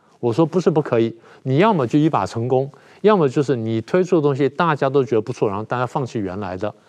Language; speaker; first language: Chinese; native; Chinese